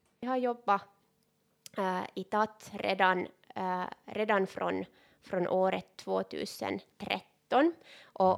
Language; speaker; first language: Swedish; non-native, local second language; Finnish